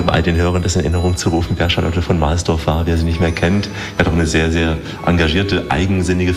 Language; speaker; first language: German; native; German